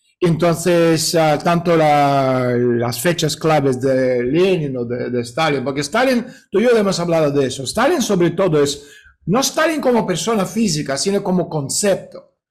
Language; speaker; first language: Spanish; non-native, fluent; Russian